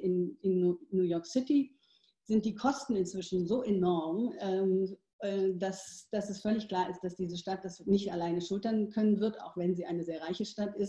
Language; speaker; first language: German; native; German